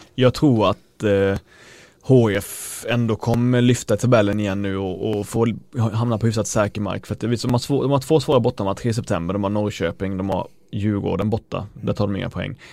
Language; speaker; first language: Swedish; native; Swedish